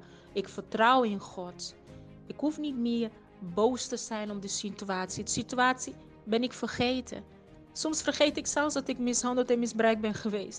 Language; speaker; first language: Dutch; non-native, fluent; Portuguese